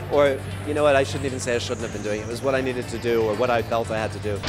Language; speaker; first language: English; native; English